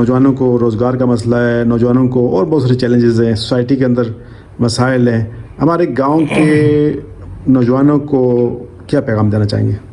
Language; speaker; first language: Urdu; non-native, local second language; Northern Hindko